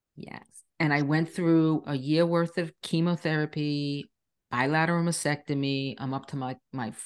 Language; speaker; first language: English; native; English